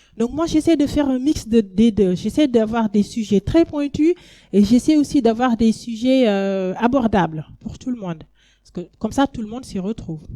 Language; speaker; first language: French; non-native, local second language; Wolof